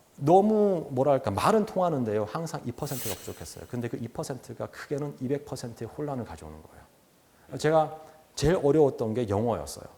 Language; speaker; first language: Korean; native; Korean